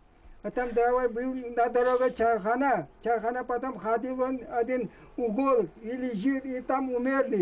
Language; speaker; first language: Russian; non-native, local second language; Crimean Tatar